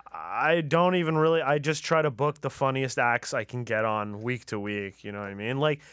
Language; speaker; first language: English; early bilingual, other home language; Persian